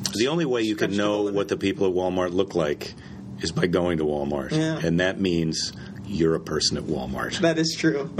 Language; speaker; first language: English; native; English